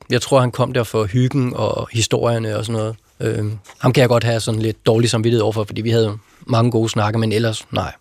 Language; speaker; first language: Danish; native; Danish